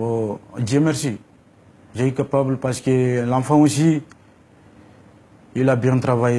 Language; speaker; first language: French; non-native, learner; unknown